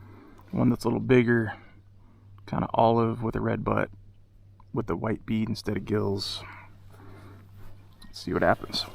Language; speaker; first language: English; native; English